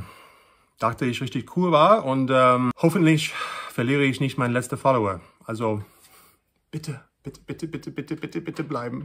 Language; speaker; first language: German; non-native, learner; English